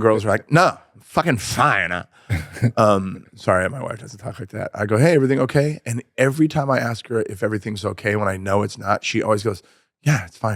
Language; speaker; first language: English; native; English